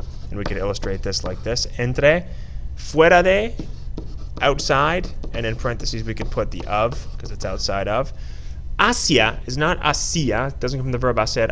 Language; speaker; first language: English; native; English